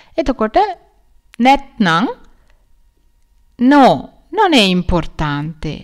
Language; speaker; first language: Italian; non-native, learner; Sinhala